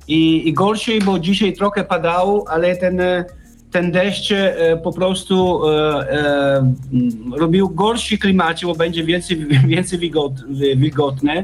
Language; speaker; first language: Polish; non-native, learner; Italian